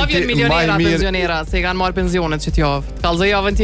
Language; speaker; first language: Albanian; native; Albanian